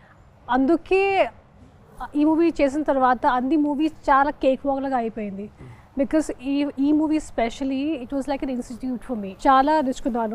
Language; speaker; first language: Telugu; non-native, local second language; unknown